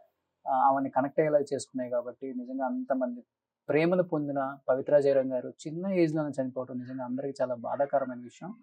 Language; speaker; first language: Telugu; native; Telugu